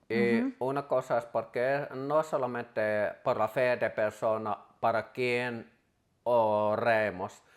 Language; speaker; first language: Spanish; non-native, fluent; Finnish